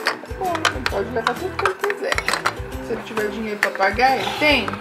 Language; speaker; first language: Portuguese; native; Portuguese